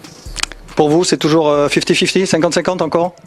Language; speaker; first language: French; native; French